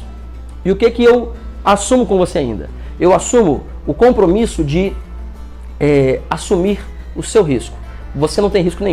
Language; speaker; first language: Portuguese; native; Portuguese